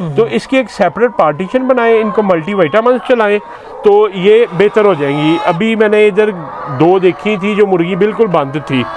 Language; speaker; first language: Urdu; non-native, local second language; Punjabi